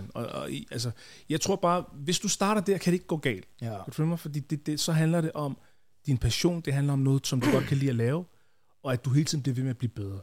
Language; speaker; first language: Danish; early bilingual, other home language; Ganda